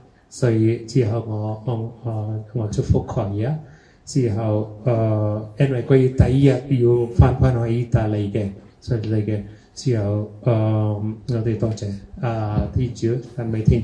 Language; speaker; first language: Cantonese; early bilingual, heritage; Cantonese